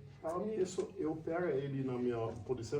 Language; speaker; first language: Portuguese; non-native, learner; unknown